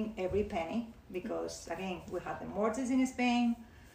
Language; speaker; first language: English; non-native, fluent; Spanish